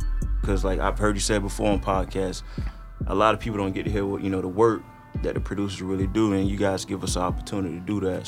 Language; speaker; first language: English; native; English